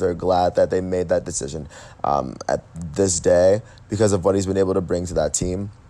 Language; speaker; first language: English; native; English